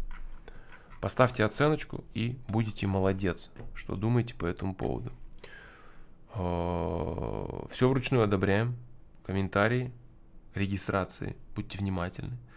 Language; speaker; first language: Russian; native; Russian